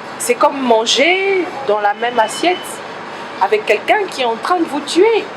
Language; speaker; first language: French; non-native, local second language; Lingala